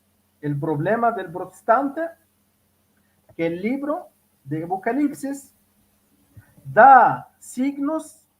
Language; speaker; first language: Spanish; non-native, fluent; Arabic